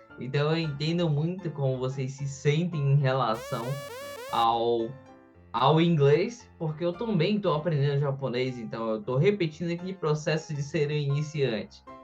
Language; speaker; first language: Portuguese; native; Portuguese